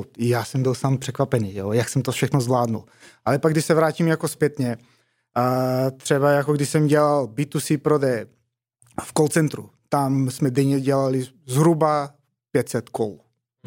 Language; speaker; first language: Czech; non-native, fluent; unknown